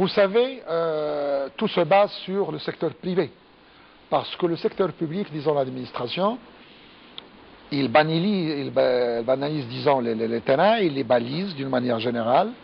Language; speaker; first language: French; non-native, local second language; Arabic